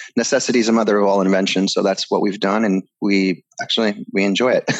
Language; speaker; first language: English; early bilingual, other home language; Spanish